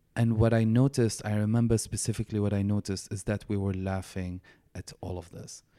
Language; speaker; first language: English; non-native, fluent; Arabic